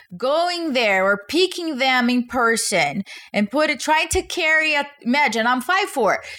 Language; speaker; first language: English; non-native, fluent; Portuguese